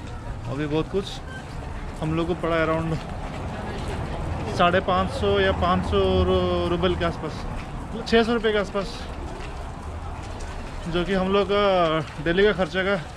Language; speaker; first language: Hindi; non-native, local second language; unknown